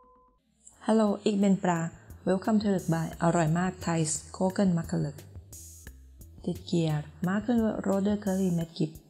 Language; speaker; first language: Dutch; non-native, learner; Thai